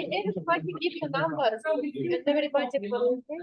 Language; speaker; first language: English; non-native, learner; Russian